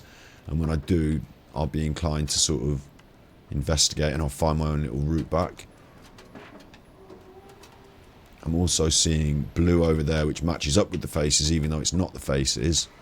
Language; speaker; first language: English; native; English